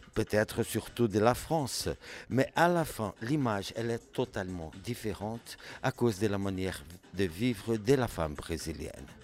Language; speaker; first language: French; non-native, fluent; Portuguese